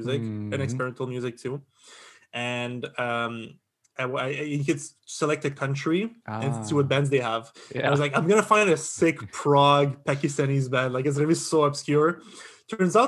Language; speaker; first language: English; non-native, fluent; French